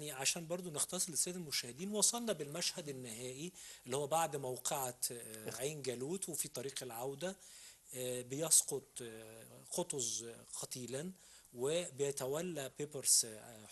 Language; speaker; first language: Arabic; native; Arabic